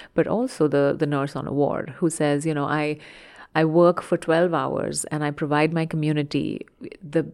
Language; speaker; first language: English; non-native, local second language; Hindi